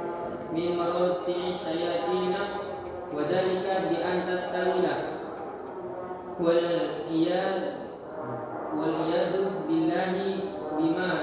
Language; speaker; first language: Arabic; non-native, learner; Indonesian